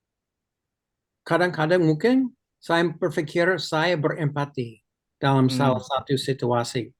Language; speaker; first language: Indonesian; non-native, fluent; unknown